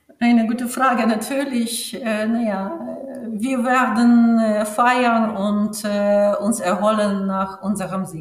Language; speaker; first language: German; non-native, fluent; Ukrainian